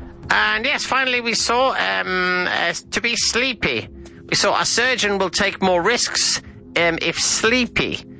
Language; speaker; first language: English; native; English